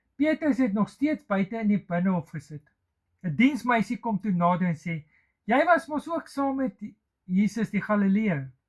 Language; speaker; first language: Afrikaans; native; Afrikaans